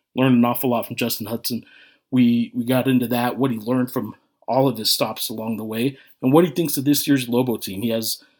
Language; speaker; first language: English; native; English